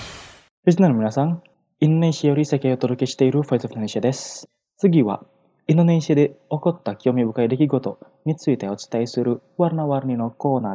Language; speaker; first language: Japanese; non-native, fluent; Indonesian